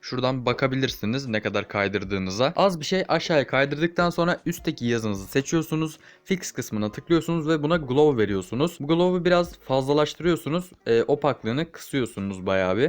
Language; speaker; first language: Turkish; native; Turkish